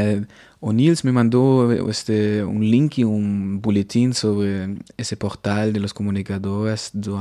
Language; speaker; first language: Spanish; non-native, fluent; German